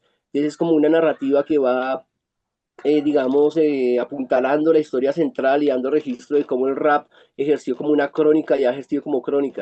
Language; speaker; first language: Spanish; native; Spanish